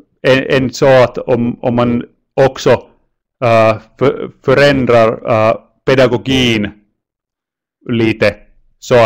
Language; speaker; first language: Swedish; non-native, local second language; Finnish